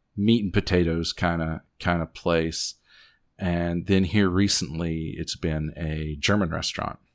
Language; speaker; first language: English; native; English